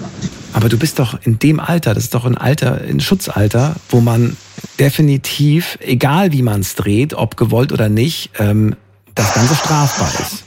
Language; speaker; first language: German; native; German